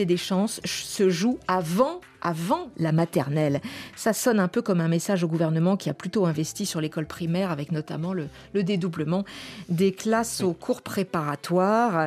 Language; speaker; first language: French; native; French